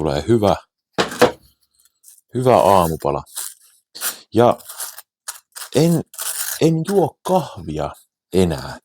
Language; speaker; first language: Finnish; native; Finnish